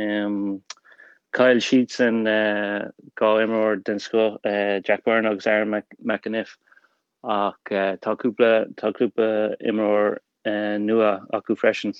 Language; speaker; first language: Irish; non-native, local second language; English